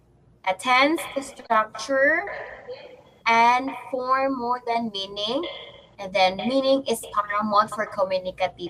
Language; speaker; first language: English; non-native, fluent; Vietnamese